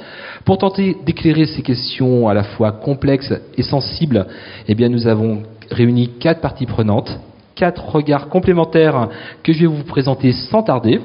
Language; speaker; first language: French; native; French